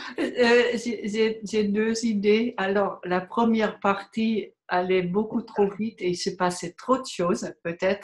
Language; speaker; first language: French; non-native, fluent; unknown